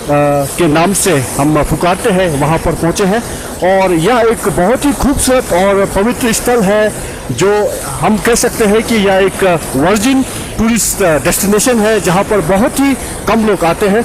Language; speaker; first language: Hindi; native; Hindi